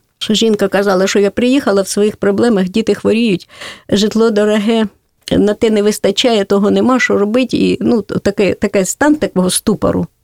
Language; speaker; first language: Ukrainian; native; Ukrainian